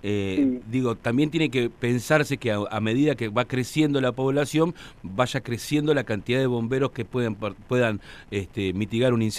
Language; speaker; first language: Spanish; native; Spanish